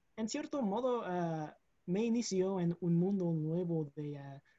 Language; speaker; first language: Spanish; non-native, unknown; English